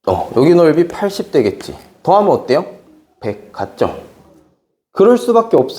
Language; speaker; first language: Korean; native; Korean